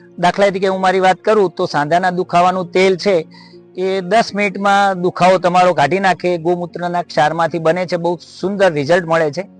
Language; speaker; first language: Gujarati; native; Gujarati